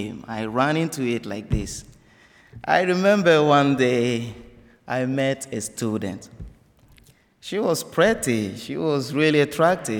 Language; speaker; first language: English; non-native, fluent; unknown